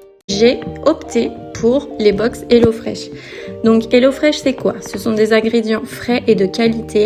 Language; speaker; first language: French; native; French